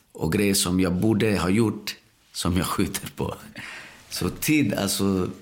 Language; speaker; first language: Swedish; early bilingual, other home language; Spanish